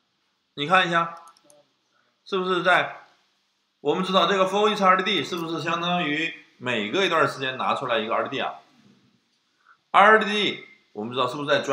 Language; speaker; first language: Chinese; native; Chinese